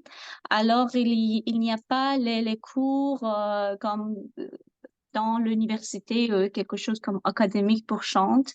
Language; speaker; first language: French; non-native, learner; Persian